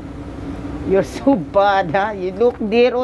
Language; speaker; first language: English; non-native, learner; Cebuano